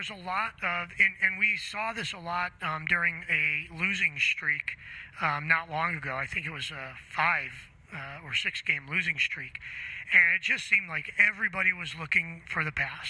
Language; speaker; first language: English; native; English